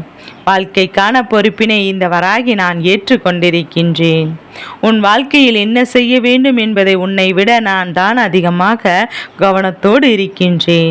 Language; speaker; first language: Tamil; native; Tamil